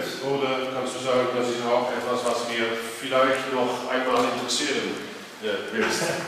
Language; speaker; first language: German; non-native, fluent; Dutch